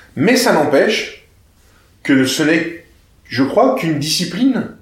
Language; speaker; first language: French; native; French